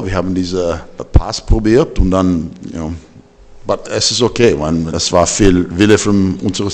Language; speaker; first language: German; non-native, fluent; English